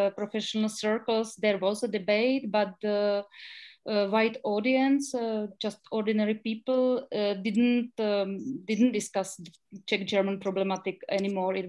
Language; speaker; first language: English; non-native, learner; Czech